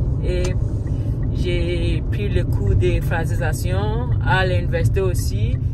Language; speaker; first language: French; non-native, learner; Akan